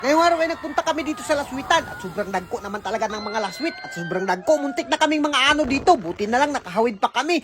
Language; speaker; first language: Filipino; non-native, local second language; Surigaonon